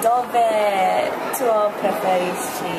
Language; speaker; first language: Italian; non-native, learner; English